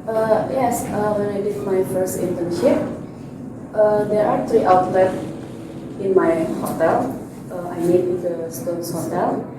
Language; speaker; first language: English; non-native, learner; Indonesian